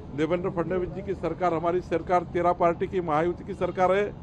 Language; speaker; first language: Hindi; non-native, local second language; Marathi